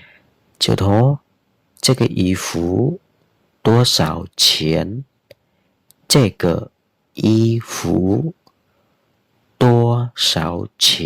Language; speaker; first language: Chinese; non-native, fluent; Khmer